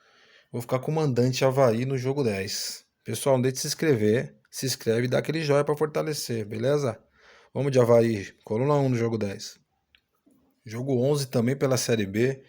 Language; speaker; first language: Portuguese; native; Portuguese